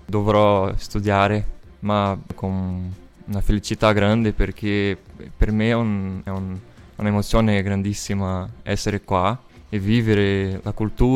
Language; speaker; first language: Italian; non-native, fluent; Portuguese